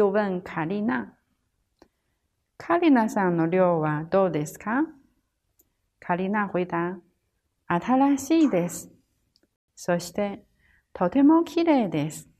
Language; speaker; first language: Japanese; non-native, fluent; Chinese